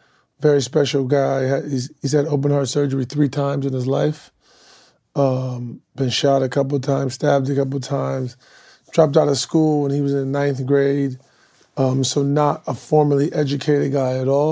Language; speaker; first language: English; native; English